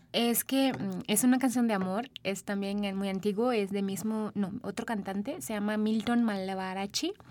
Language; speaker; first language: Spanish; non-native, fluent; Sinhala